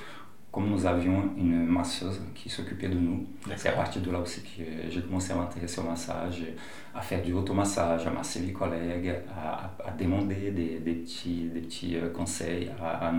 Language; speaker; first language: French; non-native, fluent; Portuguese